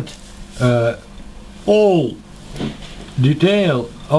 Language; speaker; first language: English; non-native, learner; Russian